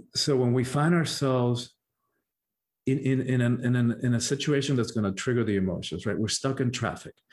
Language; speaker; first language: English; early bilingual, other home language; Spanish